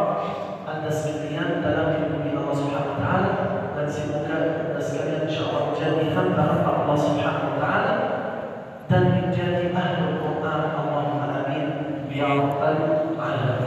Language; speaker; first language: Indonesian; non-native, learner; Arabic